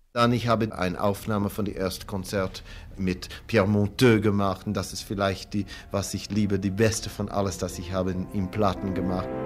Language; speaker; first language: German; non-native, fluent; English